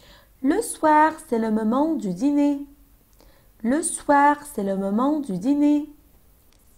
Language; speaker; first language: French; non-native, fluent; Arabic